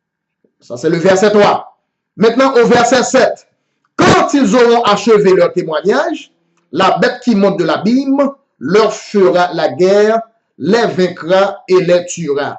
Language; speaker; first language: French; non-native, local second language; Haitian Creole